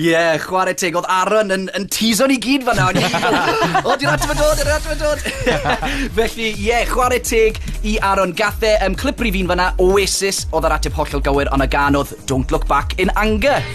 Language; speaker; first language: Welsh; native; Welsh